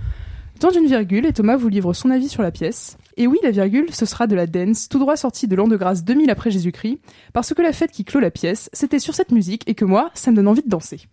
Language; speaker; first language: French; native; French